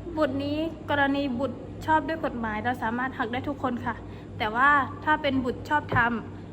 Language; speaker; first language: Thai; non-native, local second language; Pattani Malay